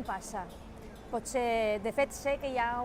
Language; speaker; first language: Catalan; non-native, fluent; Italian